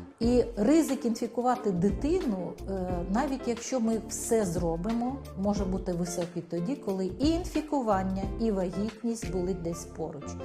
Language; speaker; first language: Ukrainian; native; Ukrainian